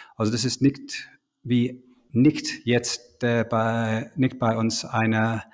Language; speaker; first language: German; non-native, fluent; English